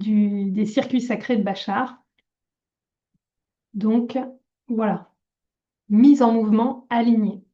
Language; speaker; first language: French; native; French